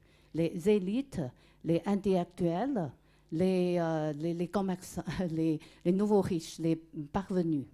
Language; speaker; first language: French; non-native, fluent; Chinese